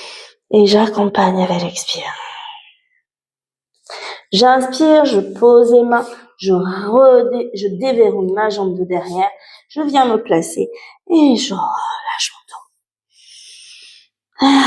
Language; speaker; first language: French; native; French